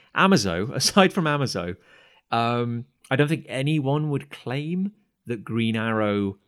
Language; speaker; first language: English; native; English